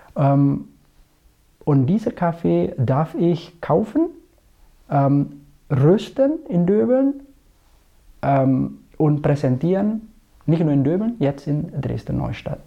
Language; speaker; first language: German; non-native, fluent; Indonesian